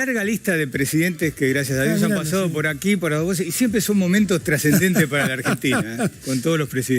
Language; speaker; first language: Spanish; native; Spanish